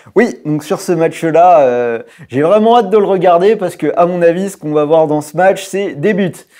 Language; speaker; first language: French; native; French